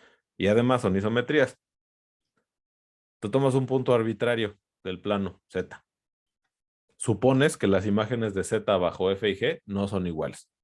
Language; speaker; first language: Spanish; native; Spanish